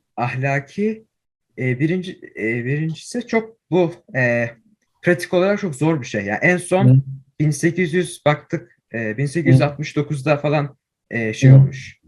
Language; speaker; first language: Turkish; early bilingual, heritage; Turkish